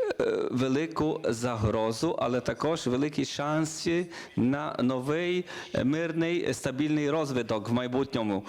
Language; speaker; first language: Ukrainian; non-native, learner; Polish